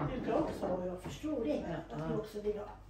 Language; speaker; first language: Swedish; non-native, learner; Vietnamese